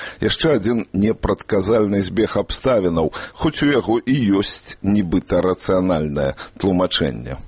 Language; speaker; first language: Belarusian; native; Belarusian